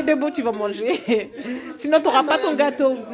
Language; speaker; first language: French; native; French